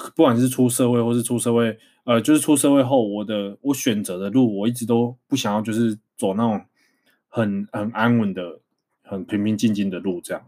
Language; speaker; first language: Chinese; native; Chinese